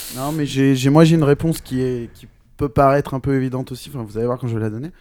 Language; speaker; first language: French; native; French